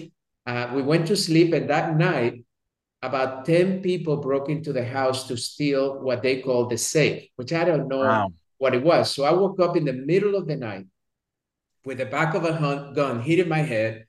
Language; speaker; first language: English; early bilingual, other home language; Spanish